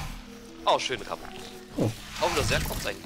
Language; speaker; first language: German; native; German